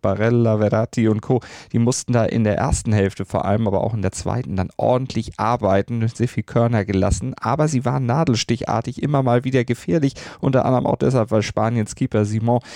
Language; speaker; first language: German; native; German